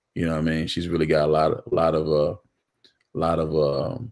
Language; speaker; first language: English; native; English